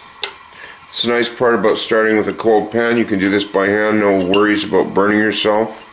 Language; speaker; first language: English; native; English